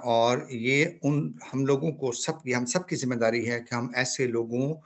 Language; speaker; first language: Urdu; native; Urdu